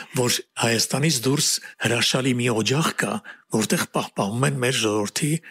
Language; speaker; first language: Armenian; native; Armenian